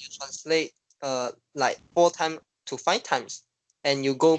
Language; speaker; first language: English; non-native, local second language; Chinese